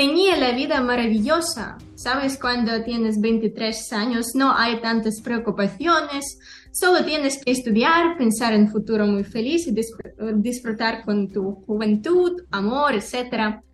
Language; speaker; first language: Spanish; non-native, learner; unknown